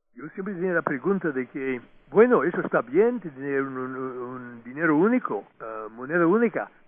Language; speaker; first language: Spanish; non-native, fluent; English